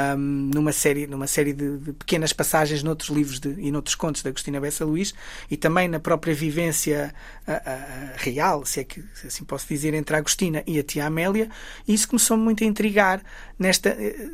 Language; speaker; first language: Portuguese; native; Portuguese